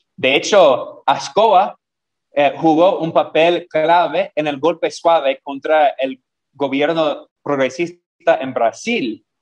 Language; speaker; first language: Spanish; non-native, fluent; English